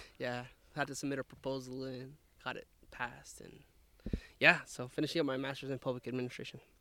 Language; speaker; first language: English; early bilingual, other home language; Spanish